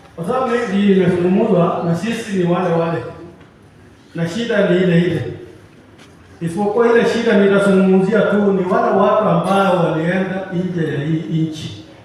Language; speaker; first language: Swahili; non-native, local second language; Kalenjin